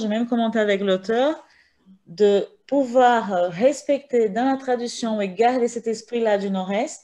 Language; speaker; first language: French; non-native, fluent; Portuguese